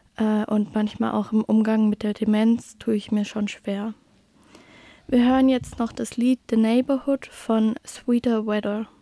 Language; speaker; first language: German; native; German